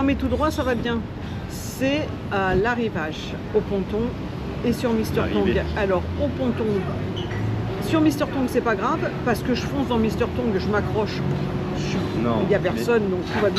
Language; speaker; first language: French; native; French